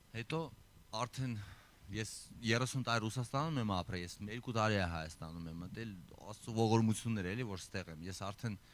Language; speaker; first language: Armenian; early bilingual, heritage; Armenian